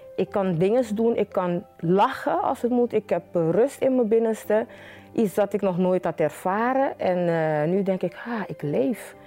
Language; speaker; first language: Dutch; native; Dutch